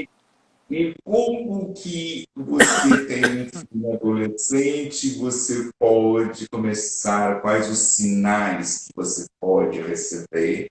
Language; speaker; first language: Portuguese; native; Portuguese